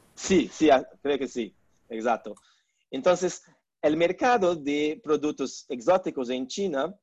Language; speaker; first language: Spanish; non-native, learner; Portuguese